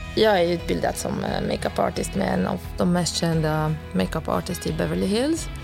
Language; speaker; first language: Swedish; non-native, fluent; Arabic